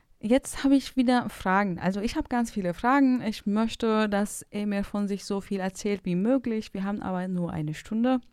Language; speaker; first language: German; non-native, fluent; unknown